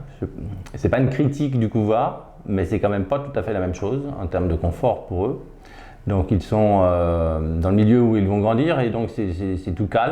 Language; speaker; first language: French; native; French